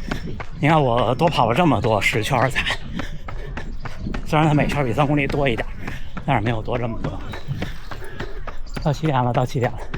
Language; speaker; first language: Chinese; native; Chinese